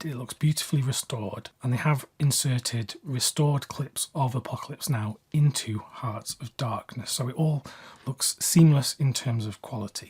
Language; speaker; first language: English; native; English